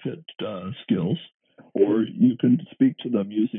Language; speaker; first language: English; native; English